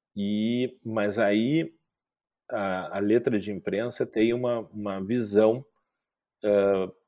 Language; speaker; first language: Portuguese; native; Portuguese